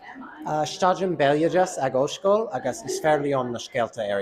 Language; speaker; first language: Irish; non-native, learner; English